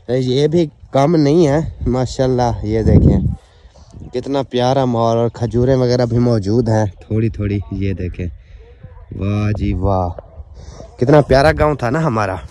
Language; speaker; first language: Urdu; non-native, local second language; Saraiki